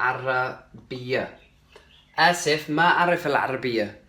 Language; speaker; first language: Arabic; non-native, learner; English